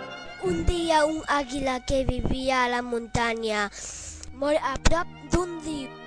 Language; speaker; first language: Catalan; non-native, learner; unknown